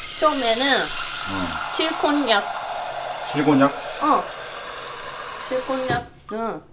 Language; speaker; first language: Korean; non-native, learner; Japanese